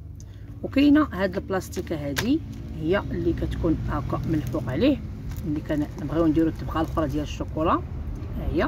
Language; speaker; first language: Arabic; native; Arabic